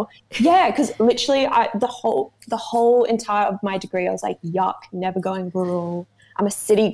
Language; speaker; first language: English; native; English